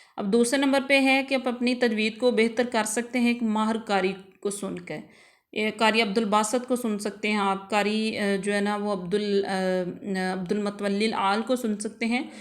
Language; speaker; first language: Urdu; native; Urdu